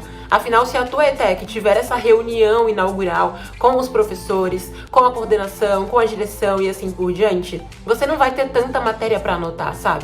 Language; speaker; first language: Portuguese; native; Portuguese